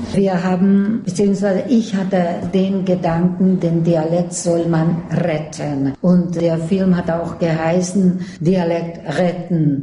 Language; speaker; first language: German; native; German